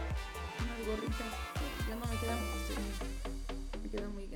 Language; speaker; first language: Spanish; native; Spanish